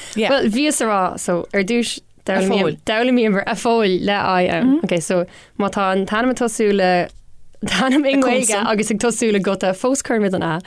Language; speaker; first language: Irish; non-native, local second language; English